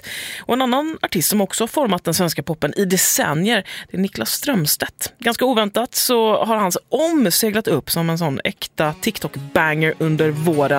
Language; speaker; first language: Swedish; native; Swedish